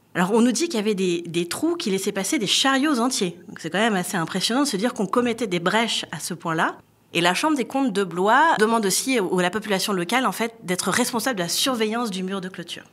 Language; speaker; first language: French; native; French